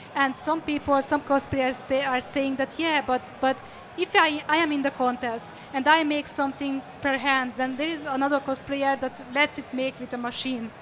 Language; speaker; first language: English; non-native, fluent; Hungarian